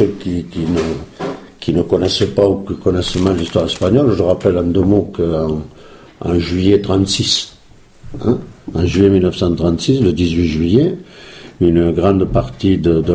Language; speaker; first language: French; early bilingual, other home language; Spanish